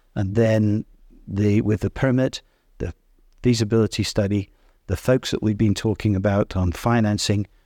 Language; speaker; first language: English; native; English